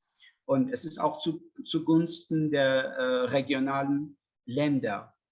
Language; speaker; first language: German; non-native, fluent; Persian